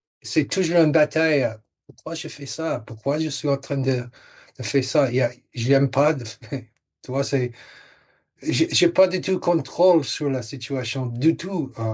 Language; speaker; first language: French; non-native, fluent; English